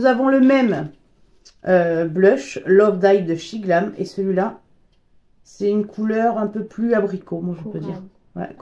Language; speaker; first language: French; native; French